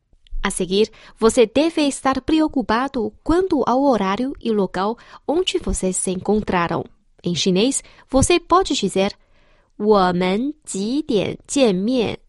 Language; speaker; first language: Portuguese; non-native, fluent; Chinese